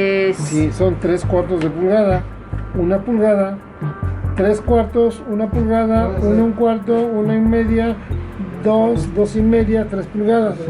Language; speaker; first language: Spanish; native; Spanish